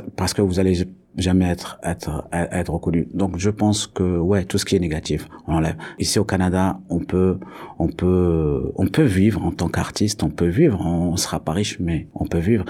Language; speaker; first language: French; non-native, local second language; Arabic